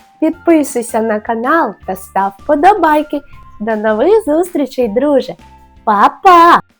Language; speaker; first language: Ukrainian; native; Ukrainian